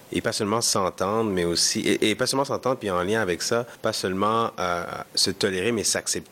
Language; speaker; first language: French; early bilingual, other home language; Kinyarwanda